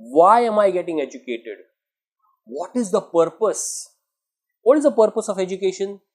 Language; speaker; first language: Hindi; non-native, local second language; Marathi